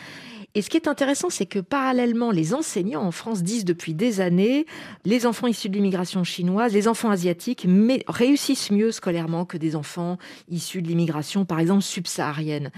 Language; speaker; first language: French; native; French